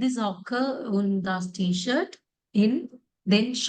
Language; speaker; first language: German; non-native, fluent; Malayalam